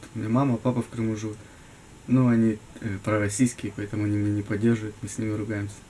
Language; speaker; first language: Ukrainian; non-native, local second language; Russian